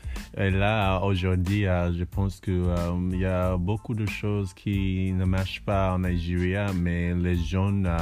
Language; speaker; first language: French; non-native, learner; English